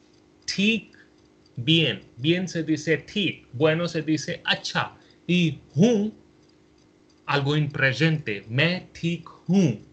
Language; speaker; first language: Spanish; non-native, fluent; Hindi